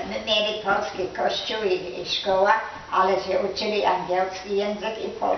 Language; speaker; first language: Polish; early bilingual, heritage; Polish